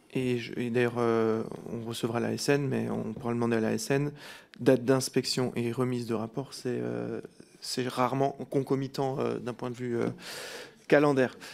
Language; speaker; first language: French; native; French